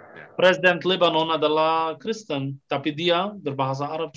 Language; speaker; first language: Indonesian; non-native, fluent; Arabic